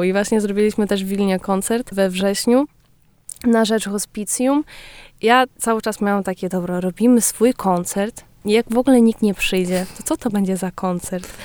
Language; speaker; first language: Polish; early bilingual, heritage; Polish